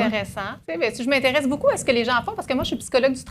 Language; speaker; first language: French; native; French